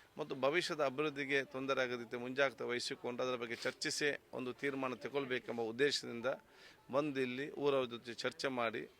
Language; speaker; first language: Kannada; non-native, local second language; Malayalam